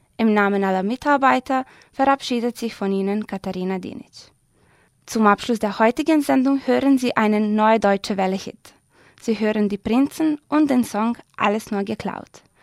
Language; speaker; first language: German; non-native, fluent; Serbian